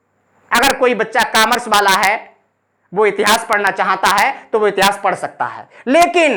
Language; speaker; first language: Hindi; native; Hindi